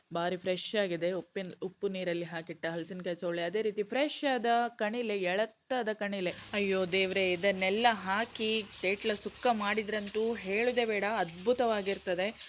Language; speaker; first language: Kannada; non-native, local second language; Konkani